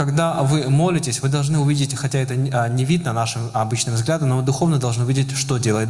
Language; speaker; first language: Russian; native; Russian